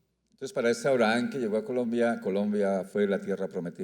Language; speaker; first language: Spanish; native; Spanish